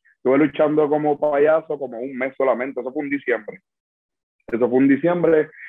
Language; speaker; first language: Spanish; native; Spanish